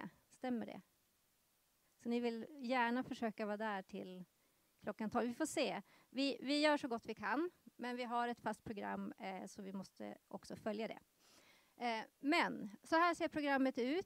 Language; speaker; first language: Swedish; native; Swedish